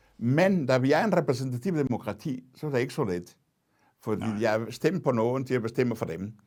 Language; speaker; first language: Danish; non-native, fluent; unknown